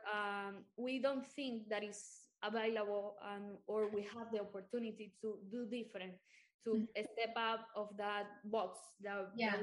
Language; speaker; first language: English; non-native, fluent; Spanish